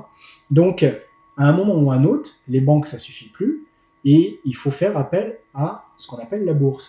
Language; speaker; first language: French; native; French